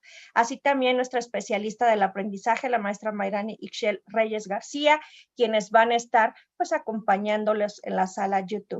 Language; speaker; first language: Spanish; native; Spanish